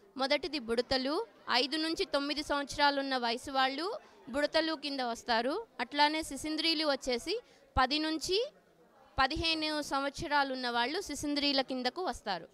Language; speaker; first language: Telugu; native; Telugu